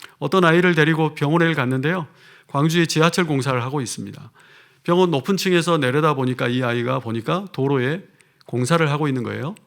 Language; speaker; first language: Korean; native; Korean